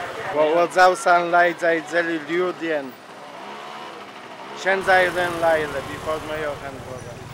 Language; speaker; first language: Chinese; non-native, learner; Polish